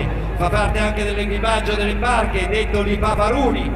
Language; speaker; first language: Italian; native; Italian